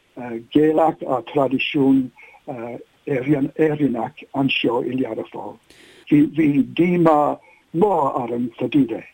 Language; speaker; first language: Irish; non-native, fluent; English